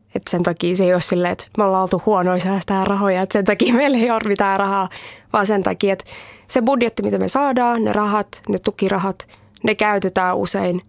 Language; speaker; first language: Finnish; early bilingual, heritage; Finnish